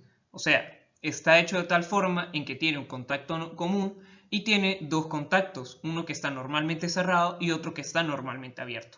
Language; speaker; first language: Spanish; native; Spanish